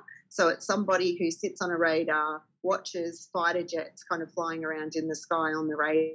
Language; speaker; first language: English; native; English